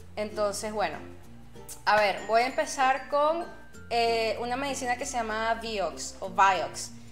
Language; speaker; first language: Spanish; native; Spanish